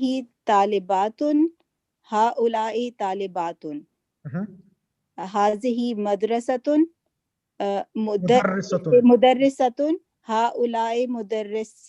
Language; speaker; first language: Arabic; non-native, learner; English